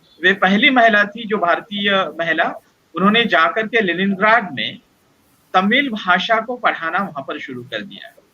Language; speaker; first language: Hindi; non-native, local second language; Marathi